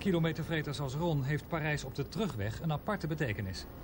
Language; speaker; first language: Dutch; native; Dutch